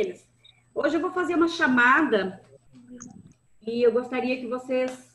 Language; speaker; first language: Portuguese; native; Portuguese